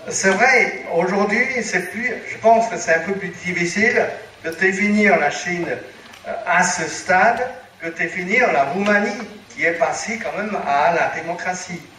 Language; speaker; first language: French; non-native, fluent; Chinese